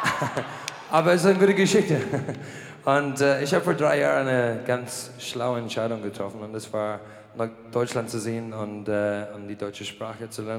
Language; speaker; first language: German; non-native, learner; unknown